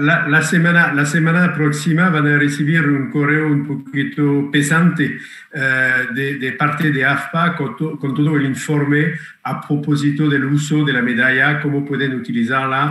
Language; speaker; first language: Spanish; non-native, fluent; French